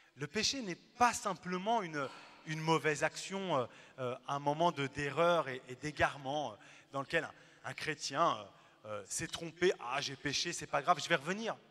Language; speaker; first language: French; native; French